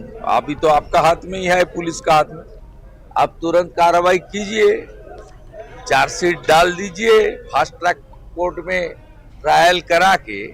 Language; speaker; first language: Hindi; non-native, local second language; Bangla